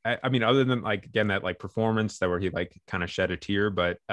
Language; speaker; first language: English; native; English